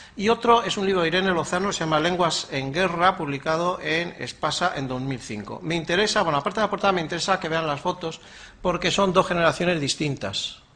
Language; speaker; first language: Spanish; native; Spanish